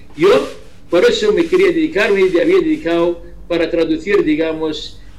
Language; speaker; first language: Spanish; non-native, fluent; Arabic